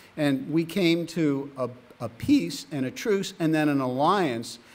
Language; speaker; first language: English; native; English